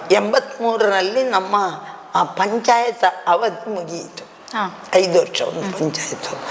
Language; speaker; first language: Kannada; non-native, local second language; Tulu